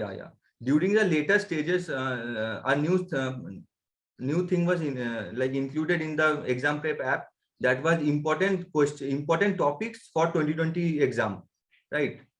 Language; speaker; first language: English; non-native, local second language; Bangla